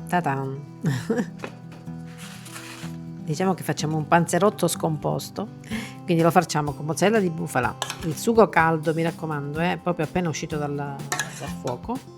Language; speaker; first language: Italian; native; Italian